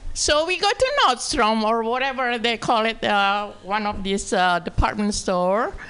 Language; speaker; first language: English; non-native, fluent; Indonesian